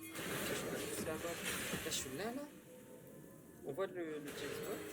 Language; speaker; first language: French; native; French